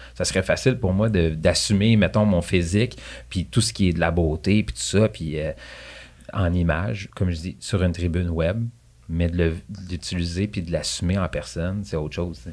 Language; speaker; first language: French; native; French